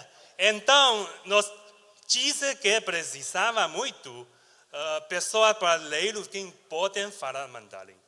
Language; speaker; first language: Portuguese; non-native, learner; Chinese